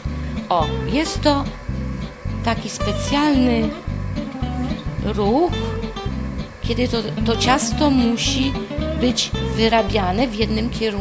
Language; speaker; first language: Polish; non-native, fluent; Italian